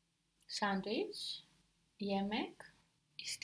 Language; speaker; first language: Turkish; non-native, learner; English